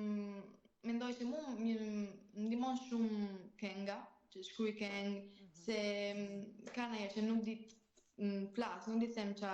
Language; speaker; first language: Albanian; early bilingual, heritage; Albanian